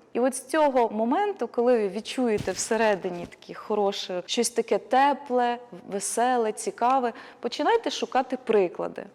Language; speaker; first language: Ukrainian; native; Ukrainian